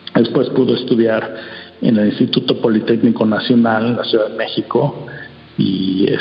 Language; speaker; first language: Spanish; early bilingual, heritage; Spanish